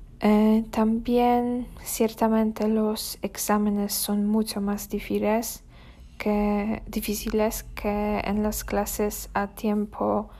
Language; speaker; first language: Spanish; non-native, learner; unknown